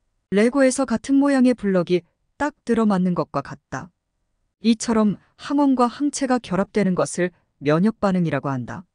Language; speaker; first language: Korean; native; Korean